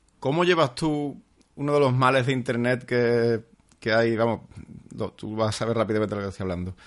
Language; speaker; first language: Spanish; native; Spanish